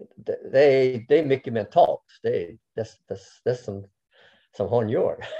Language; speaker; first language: Swedish; non-native, fluent; English